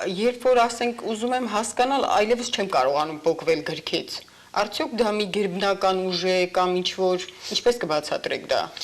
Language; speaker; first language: Armenian; native; Armenian